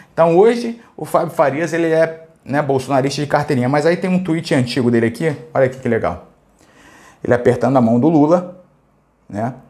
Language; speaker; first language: Portuguese; native; Portuguese